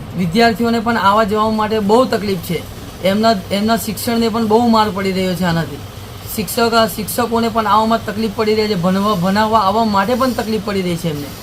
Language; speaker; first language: Gujarati; native; Gujarati